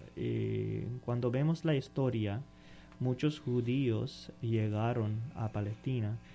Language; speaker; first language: Spanish; non-native, learner; Urdu